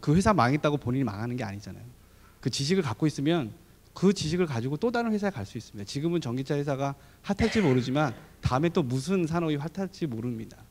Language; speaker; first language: Korean; native; Korean